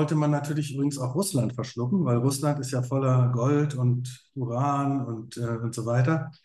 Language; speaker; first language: German; native; German